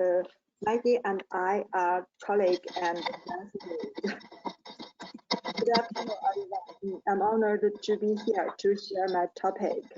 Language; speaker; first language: English; non-native, learner; Chinese